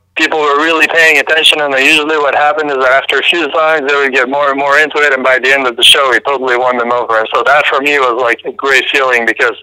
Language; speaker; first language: English; early bilingual, other home language; French